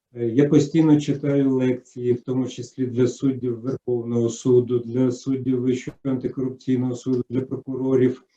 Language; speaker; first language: Ukrainian; native; Ukrainian